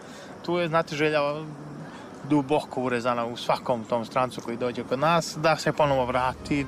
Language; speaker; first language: Serbian; native; Serbian